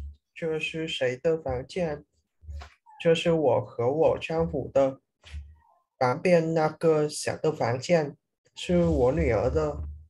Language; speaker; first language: Chinese; non-native, learner; Vietnamese